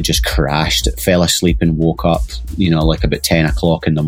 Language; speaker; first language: English; native; English